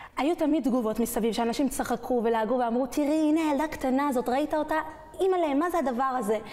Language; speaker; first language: Hebrew; early bilingual, other home language; French